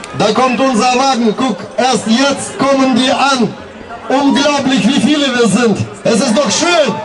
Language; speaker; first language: German; non-native, fluent; Russian